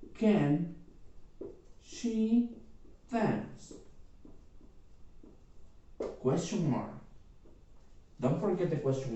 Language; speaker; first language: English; non-native, fluent; Spanish